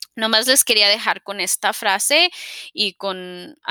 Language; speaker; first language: Spanish; early bilingual, heritage; Spanish